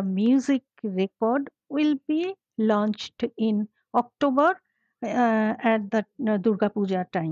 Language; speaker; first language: English; non-native, local second language; Bangla